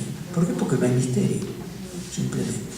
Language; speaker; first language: Spanish; native; Spanish